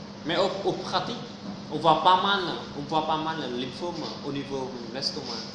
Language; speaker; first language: French; non-native, fluent; Vietnamese